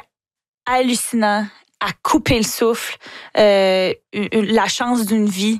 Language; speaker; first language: French; native; French